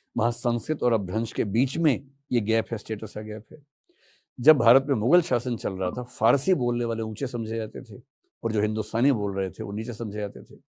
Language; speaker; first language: Hindi; native; Hindi